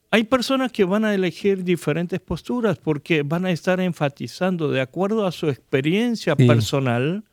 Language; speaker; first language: Spanish; non-native, fluent; Korean